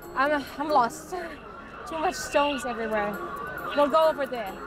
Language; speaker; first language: English; non-native, fluent; Arabic